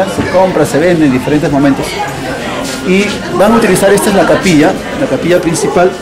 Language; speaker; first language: Spanish; native; Spanish